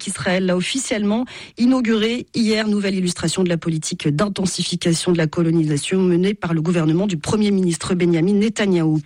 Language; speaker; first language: French; native; French